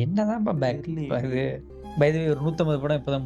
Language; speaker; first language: Tamil; native; Tamil